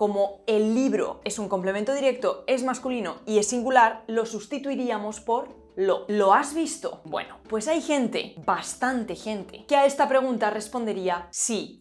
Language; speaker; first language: Spanish; native; Spanish